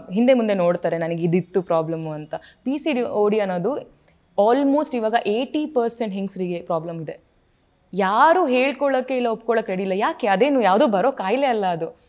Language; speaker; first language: Kannada; native; Kannada